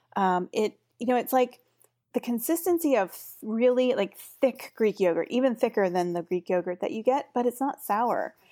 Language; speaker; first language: English; native; English